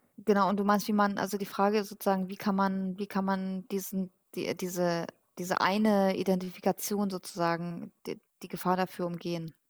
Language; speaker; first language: German; early bilingual, other home language; Persian